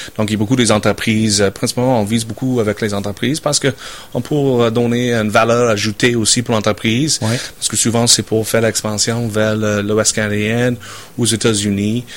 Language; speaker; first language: French; non-native, fluent; English